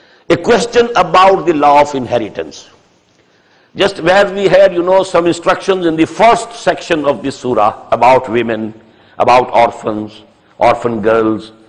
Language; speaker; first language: English; non-native, local second language; Urdu